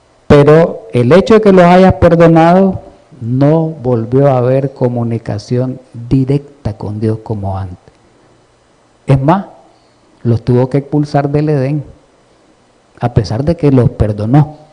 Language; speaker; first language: Spanish; native; Spanish